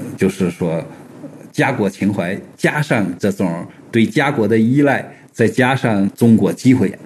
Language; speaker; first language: Chinese; native; Chinese